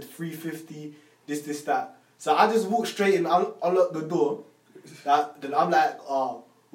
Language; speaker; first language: English; native; English